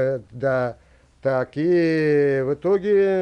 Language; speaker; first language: Russian; native; Russian